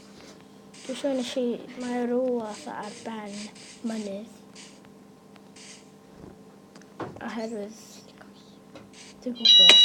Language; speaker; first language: Welsh; non-native, local second language; English